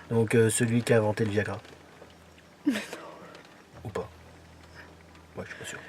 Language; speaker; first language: French; native; French